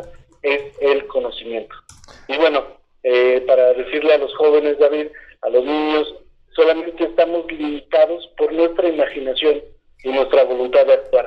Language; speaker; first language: Spanish; native; Spanish